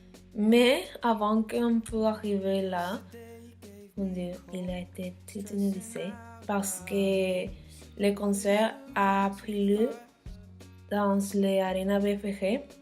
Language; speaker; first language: French; non-native, learner; Spanish